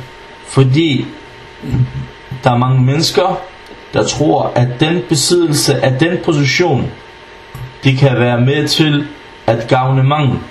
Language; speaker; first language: Danish; non-native, fluent; Arabic